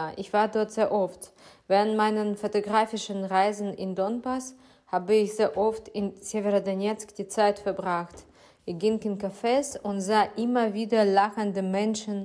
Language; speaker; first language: German; non-native, fluent; Ukrainian